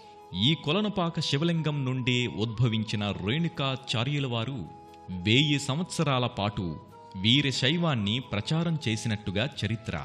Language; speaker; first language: Telugu; native; Telugu